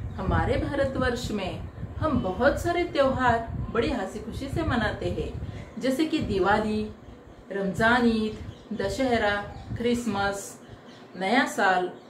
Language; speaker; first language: Hindi; non-native, local second language; Marathi